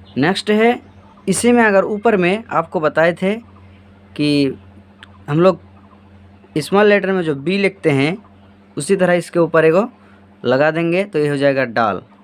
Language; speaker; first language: Hindi; native; Hindi